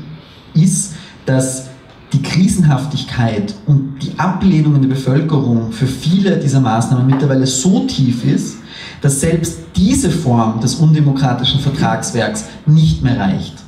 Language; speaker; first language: German; native; German